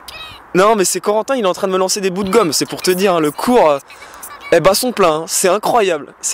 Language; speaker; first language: French; native; French